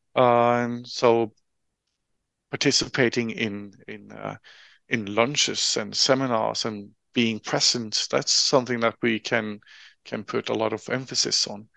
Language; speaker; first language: English; non-native, fluent; Norwegian